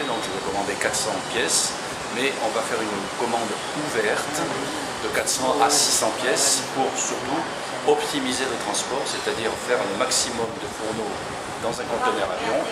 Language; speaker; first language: French; native; French